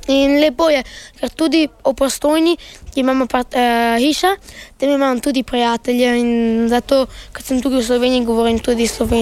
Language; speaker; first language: Slovenian; early bilingual, heritage; Italian